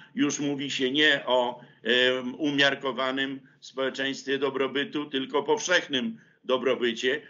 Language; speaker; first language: Polish; native; Polish